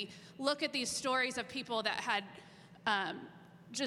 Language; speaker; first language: English; native; English